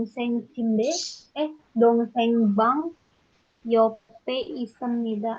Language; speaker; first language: Korean; non-native, learner; Indonesian